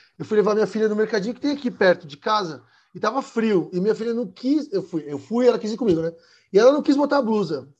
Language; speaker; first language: Portuguese; native; Portuguese